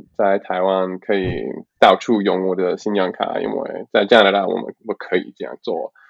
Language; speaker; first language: Chinese; non-native, learner; English